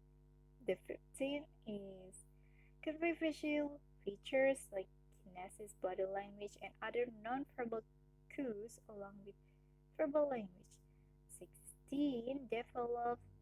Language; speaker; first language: English; non-native, learner; Indonesian